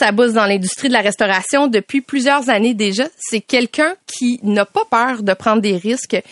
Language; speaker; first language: French; native; French